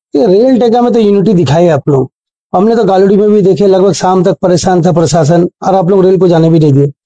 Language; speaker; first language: Hindi; non-native, local second language; Bangla